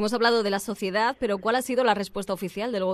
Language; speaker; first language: Spanish; native; Spanish